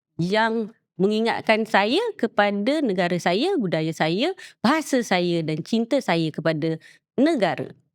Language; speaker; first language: Malay; native; Malay